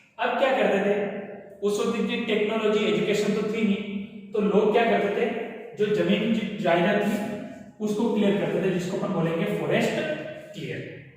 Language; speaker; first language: Hindi; native; Hindi